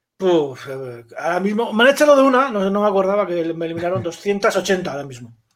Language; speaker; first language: Spanish; native; Spanish